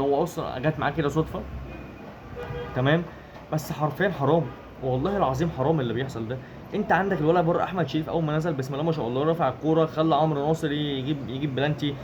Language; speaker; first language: Arabic; native; Arabic